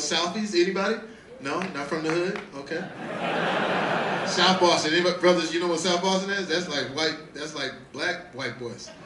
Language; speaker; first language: English; native; English